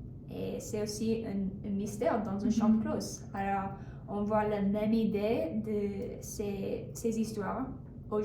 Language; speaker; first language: French; non-native, learner; English